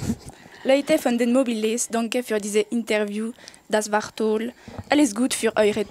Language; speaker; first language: German; non-native, local second language; French